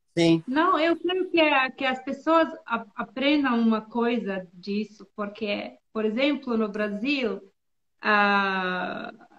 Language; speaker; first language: Portuguese; non-native, fluent; Serbian